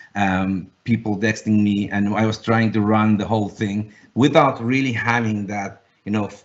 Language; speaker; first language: English; non-native, fluent; Finnish